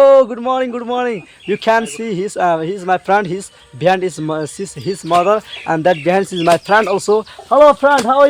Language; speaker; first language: English; non-native, learner; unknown